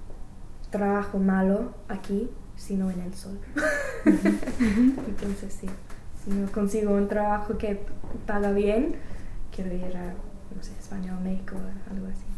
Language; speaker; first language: Spanish; non-native, learner; English